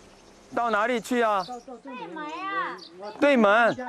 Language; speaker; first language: Chinese; non-native, fluent; Korean